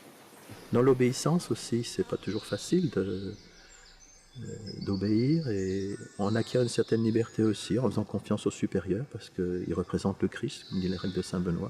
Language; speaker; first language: French; native; French